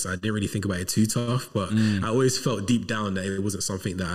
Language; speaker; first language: English; native; English